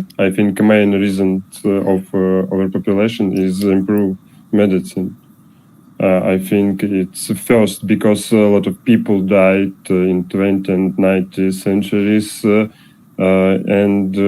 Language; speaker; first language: English; non-native, learner; Russian